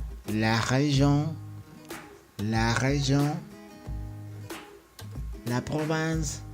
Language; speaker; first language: French; non-native, fluent; Spanish